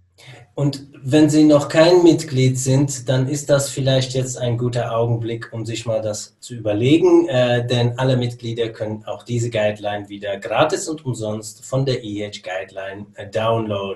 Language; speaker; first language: German; native; German